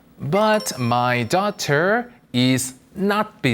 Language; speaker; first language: English; non-native, fluent; Korean